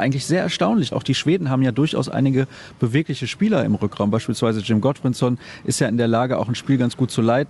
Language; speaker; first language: German; native; German